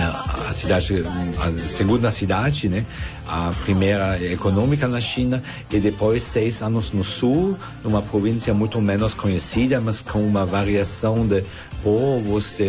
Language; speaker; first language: Portuguese; non-native, fluent; German